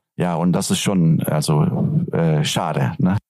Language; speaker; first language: German; non-native, fluent; Turkish